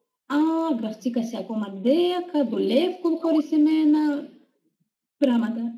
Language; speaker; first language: Greek; non-native, fluent; Russian